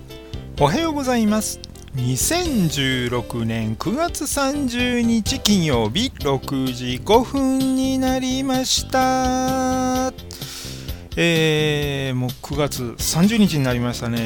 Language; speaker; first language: Japanese; native; Japanese